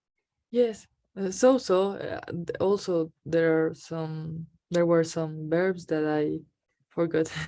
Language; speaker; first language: English; non-native, learner; Spanish